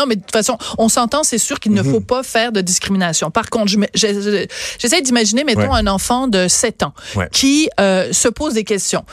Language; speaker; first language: French; native; French